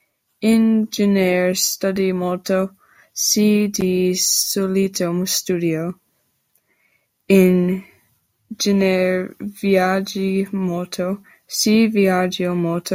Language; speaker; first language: Italian; non-native, learner; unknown